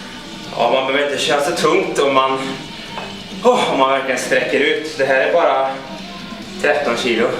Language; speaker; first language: Swedish; native; Swedish